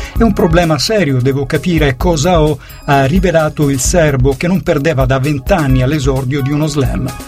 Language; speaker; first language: Italian; native; Italian